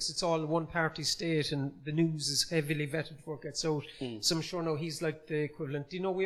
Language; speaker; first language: English; native; English